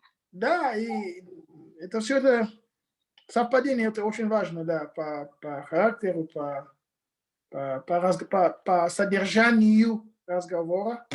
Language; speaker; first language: Russian; non-native, fluent; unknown